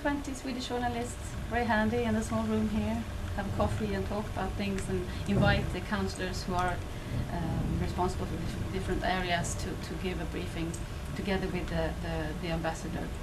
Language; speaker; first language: English; non-native, fluent; Swedish